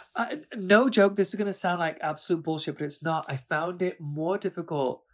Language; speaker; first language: English; early bilingual, other home language; Urdu